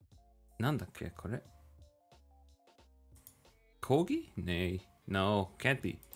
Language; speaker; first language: Japanese; non-native, learner; English